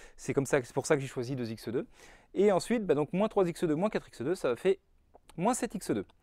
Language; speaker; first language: French; native; French